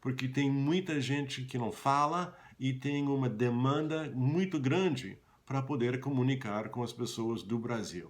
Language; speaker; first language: Portuguese; non-native, fluent; English